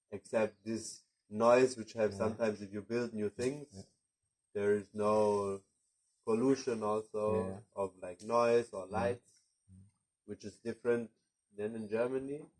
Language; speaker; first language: English; non-native, fluent; German